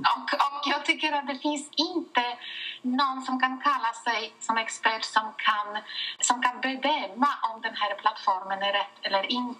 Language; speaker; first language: Swedish; non-native, fluent; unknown